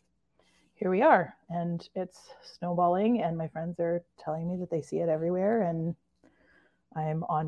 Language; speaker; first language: English; native; English